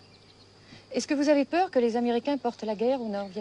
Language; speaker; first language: French; native; French